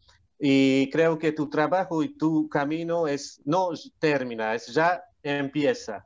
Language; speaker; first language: Spanish; non-native, learner; Hungarian